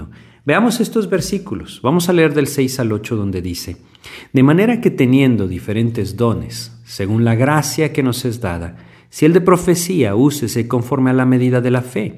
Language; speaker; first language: Spanish; native; Spanish